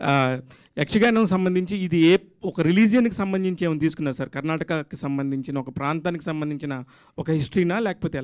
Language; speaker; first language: Telugu; native; Telugu